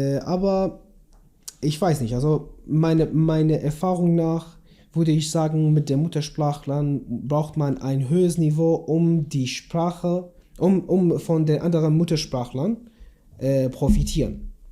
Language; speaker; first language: German; non-native, learner; Kurdish